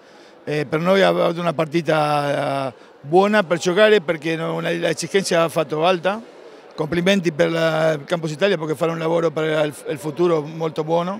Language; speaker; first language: Italian; non-native, fluent; Spanish